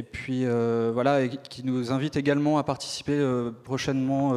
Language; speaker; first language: French; native; French